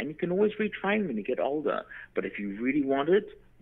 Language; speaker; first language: English; native; English